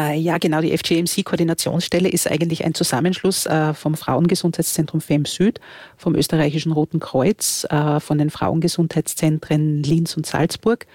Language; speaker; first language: German; native; German